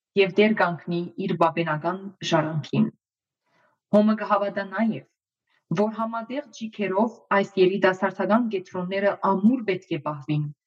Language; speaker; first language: Armenian; early bilingual, heritage; Armenian